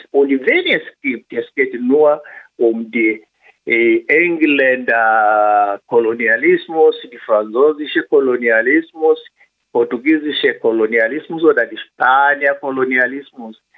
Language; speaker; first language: German; non-native, learner; Swahili